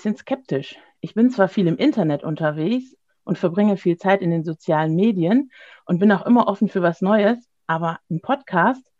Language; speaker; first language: German; native; German